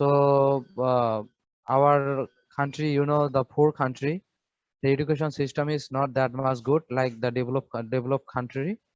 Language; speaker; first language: English; non-native, fluent; Bangla